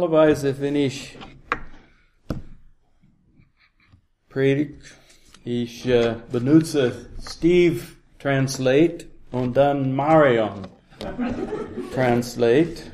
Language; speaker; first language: German; non-native, learner; English